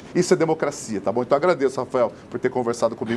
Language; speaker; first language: Portuguese; native; Portuguese